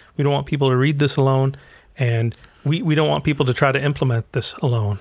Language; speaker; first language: English; early bilingual, other home language; Arabic